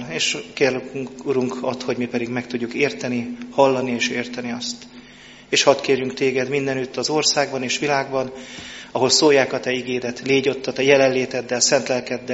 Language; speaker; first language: Hungarian; native; Hungarian